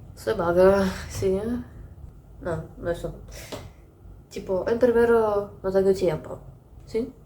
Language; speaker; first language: Spanish; non-native, learner; Russian